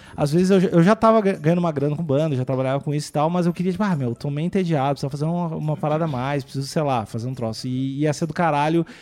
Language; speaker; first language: Portuguese; native; Portuguese